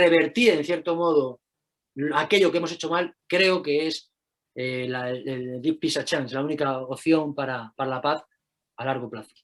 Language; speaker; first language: Spanish; native; Spanish